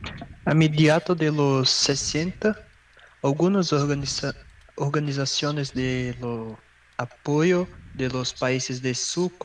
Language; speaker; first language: Spanish; non-native, learner; Portuguese